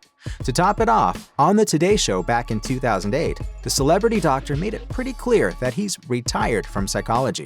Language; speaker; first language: English; native; English